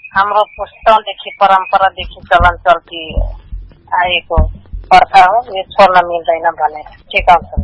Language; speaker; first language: Nepali; non-native, local second language; Dangaura Tharu